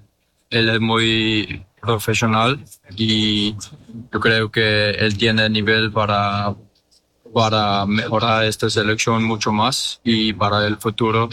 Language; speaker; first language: Spanish; non-native, fluent; English